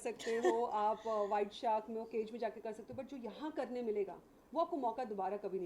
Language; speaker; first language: Hindi; native; Hindi